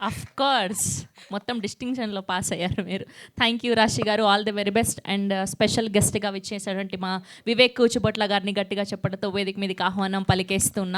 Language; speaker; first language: Telugu; native; Telugu